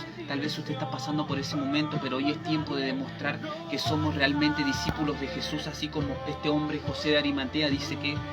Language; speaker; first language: Spanish; native; Spanish